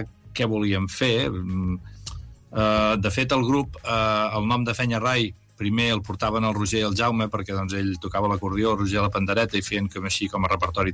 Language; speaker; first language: Catalan; native; Catalan